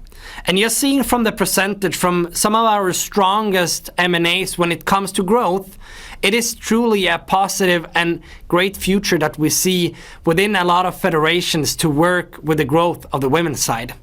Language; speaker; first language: English; non-native, fluent; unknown